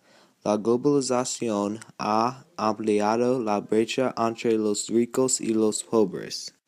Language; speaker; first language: Spanish; non-native, learner; English